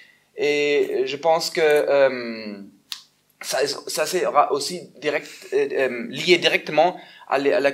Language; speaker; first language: French; non-native, fluent; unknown